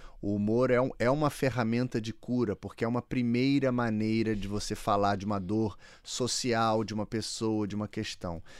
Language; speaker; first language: Portuguese; native; Portuguese